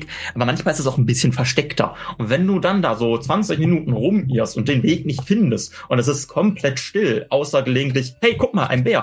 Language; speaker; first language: German; native; German